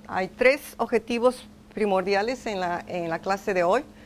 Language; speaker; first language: Spanish; non-native, fluent; English